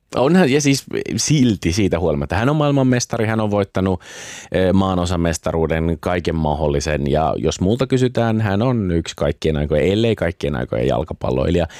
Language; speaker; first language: Finnish; native; Finnish